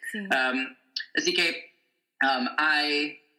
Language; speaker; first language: Spanish; non-native, fluent; English